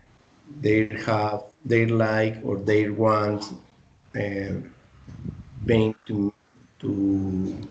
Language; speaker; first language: English; non-native, learner; Spanish